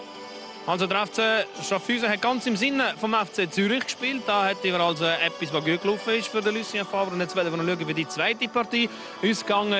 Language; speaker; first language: German; native; German